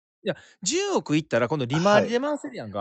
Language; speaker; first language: Japanese; native; Japanese